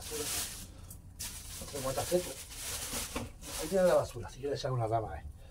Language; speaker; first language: Spanish; native; Spanish